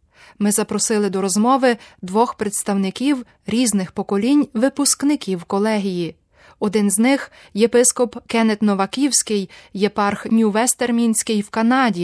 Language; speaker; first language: Ukrainian; native; Ukrainian